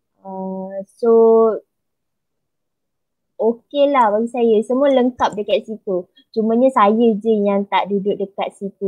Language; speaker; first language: Malay; native; Malay